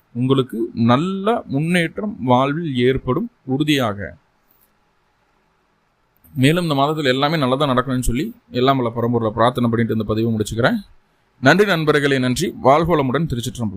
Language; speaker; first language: Tamil; native; Tamil